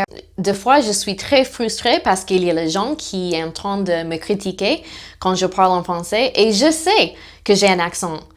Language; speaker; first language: French; non-native, fluent; English